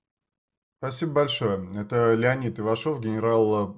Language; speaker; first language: Russian; native; Russian